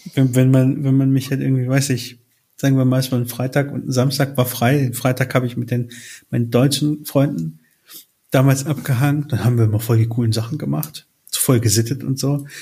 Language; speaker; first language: German; early bilingual, other home language; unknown